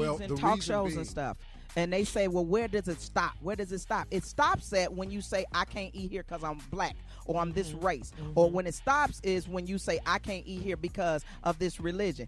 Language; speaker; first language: English; native; English